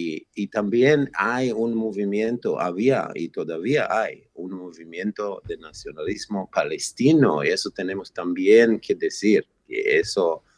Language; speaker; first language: Spanish; non-native, fluent; Hebrew